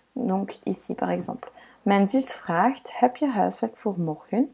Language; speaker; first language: Dutch; non-native, local second language; French